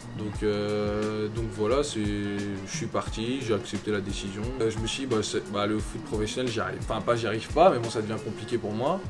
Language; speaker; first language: French; native; French